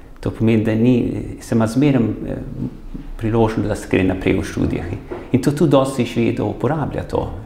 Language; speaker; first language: Slovenian; early bilingual, heritage; Slovenian